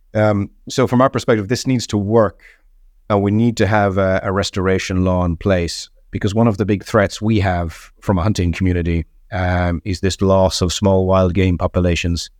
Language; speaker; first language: English; native; English